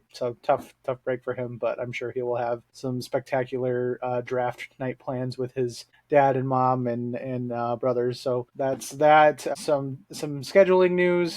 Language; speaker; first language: English; native; English